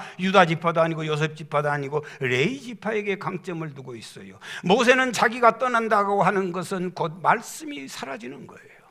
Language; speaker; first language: Korean; native; Korean